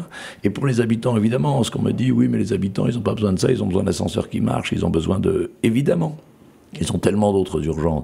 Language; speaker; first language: French; native; French